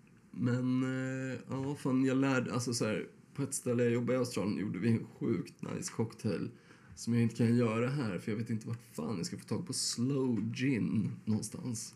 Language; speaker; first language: Swedish; native; Swedish